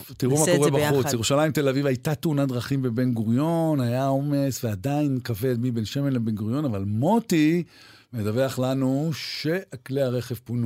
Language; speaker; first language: Hebrew; native; Hebrew